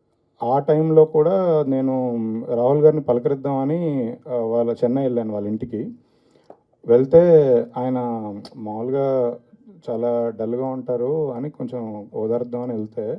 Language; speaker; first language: Telugu; native; Telugu